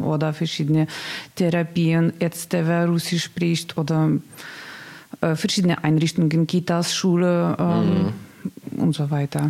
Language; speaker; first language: German; non-native, learner; Russian